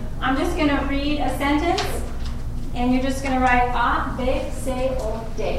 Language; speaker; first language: English; native; English